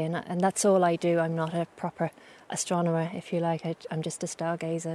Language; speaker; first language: English; native; English